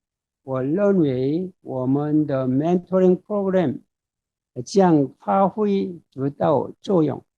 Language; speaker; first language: Chinese; non-native, fluent; Korean